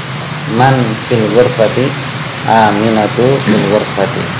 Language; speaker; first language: Arabic; non-native, fluent; Indonesian